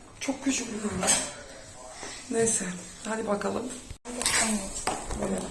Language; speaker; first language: Turkish; non-native, fluent; Dutch